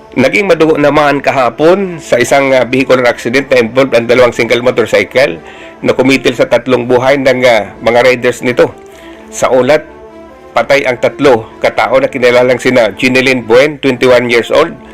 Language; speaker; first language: Filipino; non-native, local second language; Bikol